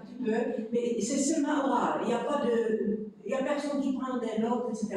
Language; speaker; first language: French; non-native, learner; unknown